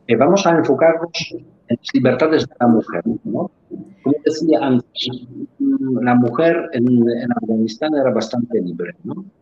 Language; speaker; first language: Spanish; non-native, fluent; Polish